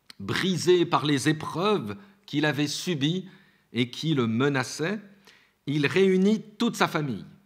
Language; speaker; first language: French; native; French